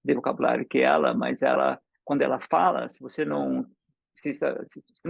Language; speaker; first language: Portuguese; early bilingual, other home language; English